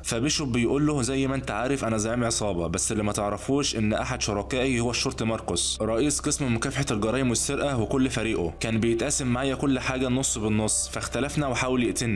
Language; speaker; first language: Arabic; native; Arabic